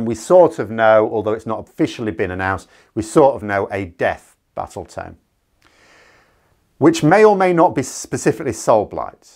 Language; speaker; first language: English; native; English